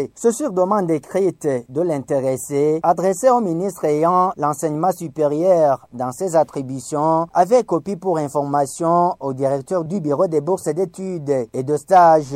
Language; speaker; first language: French; non-native, local second language; Rundi